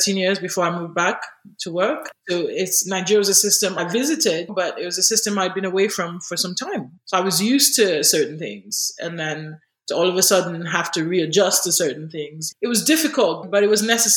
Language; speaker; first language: English; non-native, local second language; Yoruba